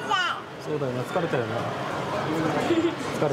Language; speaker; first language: Japanese; native; Japanese